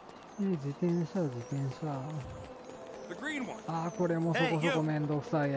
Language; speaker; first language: Japanese; native; Japanese